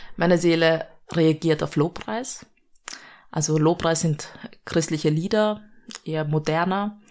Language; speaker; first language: German; early bilingual, other home language; Malayalam